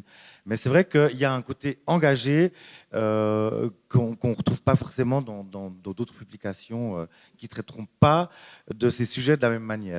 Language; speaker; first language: French; native; French